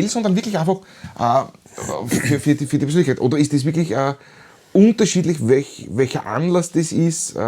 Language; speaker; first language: German; native; German